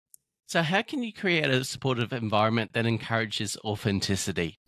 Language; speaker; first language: English; native; English